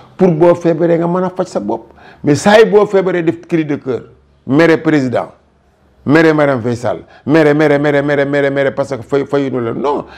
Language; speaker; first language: French; non-native, local second language; Wolof